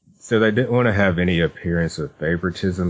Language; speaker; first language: English; native; English